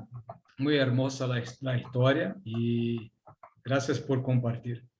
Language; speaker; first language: Spanish; non-native, learner; Portuguese